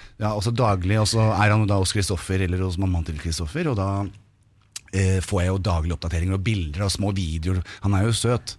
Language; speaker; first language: Norwegian; native; Norwegian